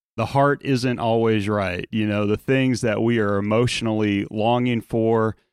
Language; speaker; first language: English; native; English